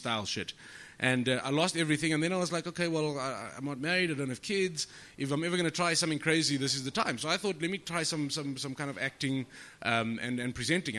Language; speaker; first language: English; native; English